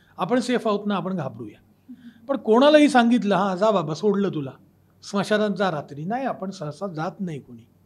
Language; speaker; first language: Marathi; native; Marathi